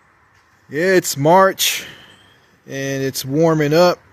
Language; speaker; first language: English; native; English